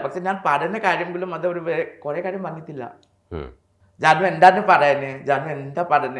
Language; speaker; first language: Malayalam; non-native, learner; Assamese